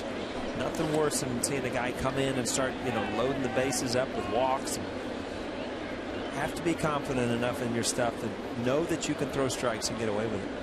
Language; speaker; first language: English; native; English